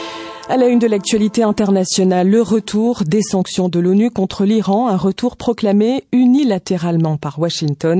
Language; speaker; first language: French; native; French